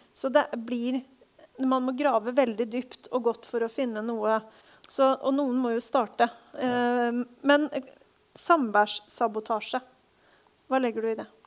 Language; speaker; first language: Norwegian; native; Norwegian